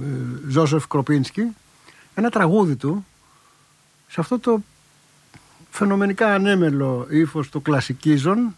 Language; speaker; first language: Greek; native; Greek